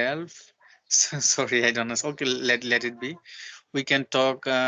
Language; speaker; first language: English; non-native, learner; Bangla